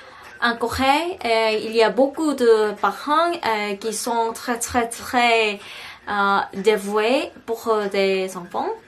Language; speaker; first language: French; non-native, learner; Korean